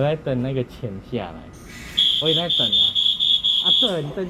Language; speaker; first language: Chinese; native; Chinese